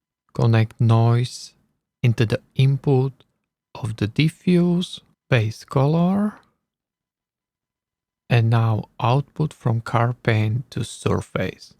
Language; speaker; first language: English; non-native, learner; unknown